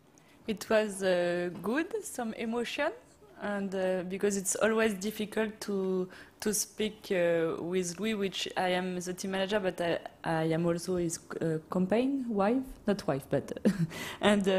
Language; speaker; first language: English; non-native, learner; French